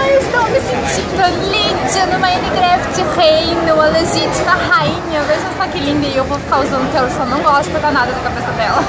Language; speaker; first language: Portuguese; native; Portuguese